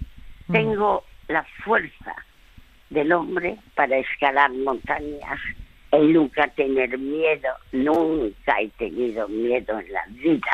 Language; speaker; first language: Spanish; early bilingual, other home language; French